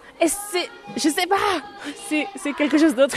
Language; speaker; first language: French; non-native, learner; Tibetan